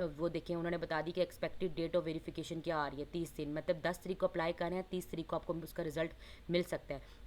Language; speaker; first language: Hindi; non-native, local second language; Punjabi